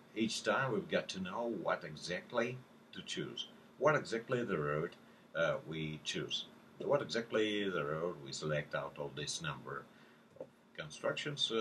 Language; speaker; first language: English; non-native, fluent; Russian